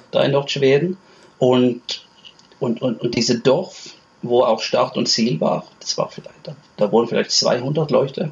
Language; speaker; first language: German; non-native, fluent; Norwegian